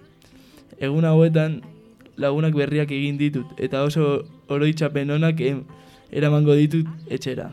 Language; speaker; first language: Basque; non-native, local second language; Spanish